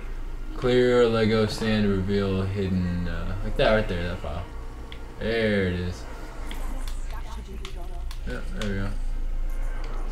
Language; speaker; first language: English; native; English